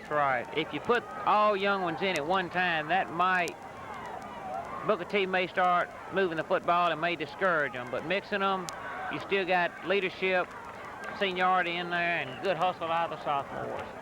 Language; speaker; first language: English; native; English